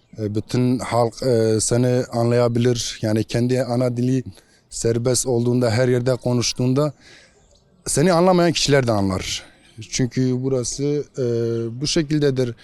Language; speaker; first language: Turkish; non-native, local second language; Kurdish